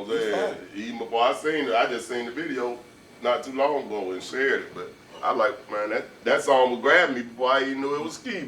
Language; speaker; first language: English; native; English